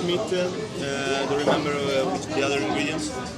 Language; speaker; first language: English; non-native, fluent; Italian